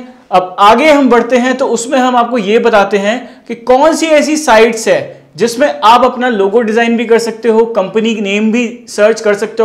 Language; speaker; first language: Hindi; native; Hindi